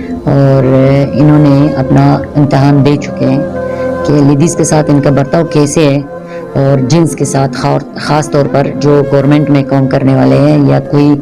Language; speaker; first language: Hindi; non-native, fluent; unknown